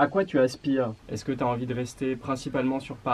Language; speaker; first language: French; native; French